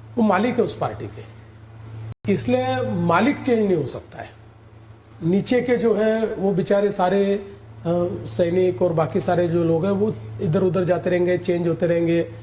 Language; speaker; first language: Hindi; non-native, local second language; Marathi